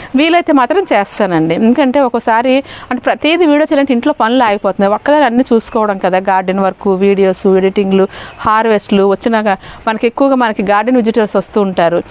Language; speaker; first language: Telugu; native; Telugu